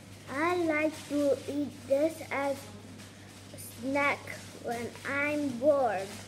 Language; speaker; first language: English; early bilingual, other home language; Indonesian